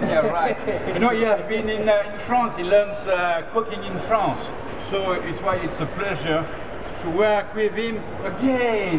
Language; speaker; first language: English; non-native, fluent; French